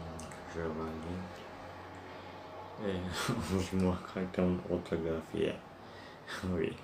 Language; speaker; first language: French; non-native, learner; Turkish